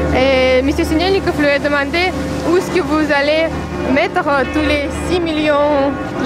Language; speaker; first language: French; non-native, fluent; Russian